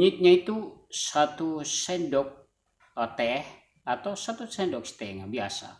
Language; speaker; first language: Indonesian; non-native, local second language; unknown